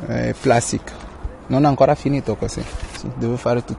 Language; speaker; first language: Italian; non-native, learner; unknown